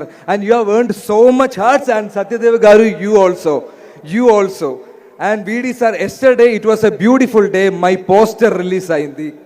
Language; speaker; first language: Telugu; non-native, learner; Malayalam